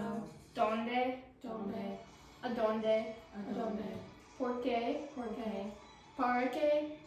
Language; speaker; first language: Spanish; non-native, learner; English